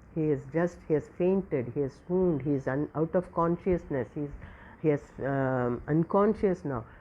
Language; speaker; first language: English; non-native, local second language; Tamil